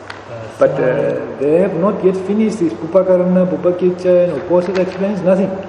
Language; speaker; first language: English; non-native, fluent; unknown